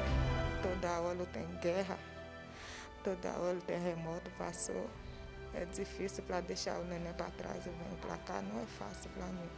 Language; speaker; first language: Portuguese; non-native, learner; Haitian Creole